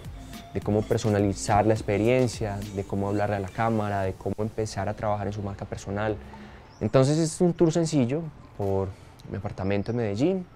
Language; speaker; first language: Spanish; native; Spanish